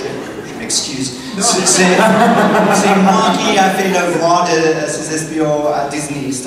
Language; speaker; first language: French; non-native, learner; English